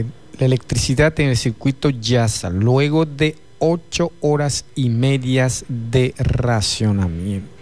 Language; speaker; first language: Spanish; native; Spanish